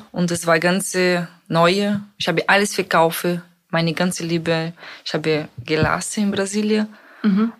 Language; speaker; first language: German; non-native, fluent; Portuguese